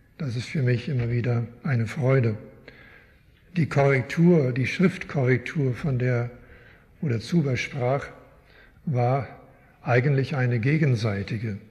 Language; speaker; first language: German; early bilingual, heritage; German